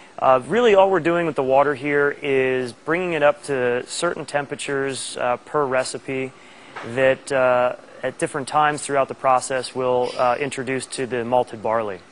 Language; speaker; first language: English; native; English